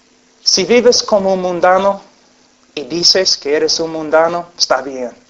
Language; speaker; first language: Spanish; non-native, fluent; English